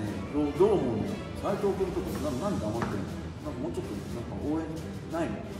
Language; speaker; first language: Japanese; native; Japanese